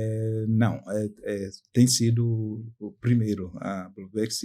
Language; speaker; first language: Portuguese; non-native, fluent; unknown